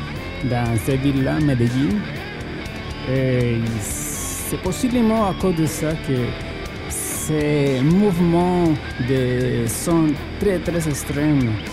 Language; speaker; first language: French; non-native, fluent; Spanish